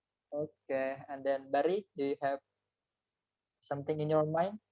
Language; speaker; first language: English; non-native, learner; Indonesian